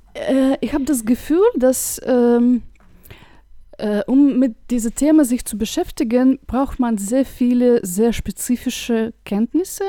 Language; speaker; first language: German; non-native, fluent; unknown